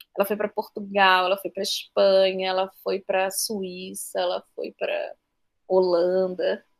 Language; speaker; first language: Portuguese; native; Portuguese